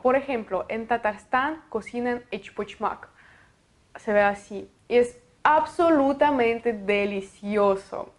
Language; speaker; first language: Spanish; non-native, fluent; Russian